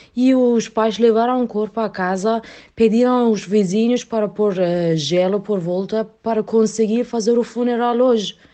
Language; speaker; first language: Portuguese; non-native, learner; Persian